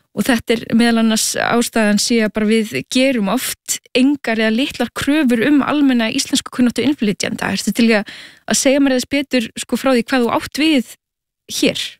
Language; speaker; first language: Icelandic; native; Icelandic